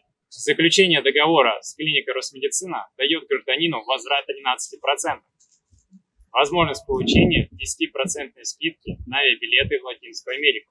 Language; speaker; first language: Russian; native; Russian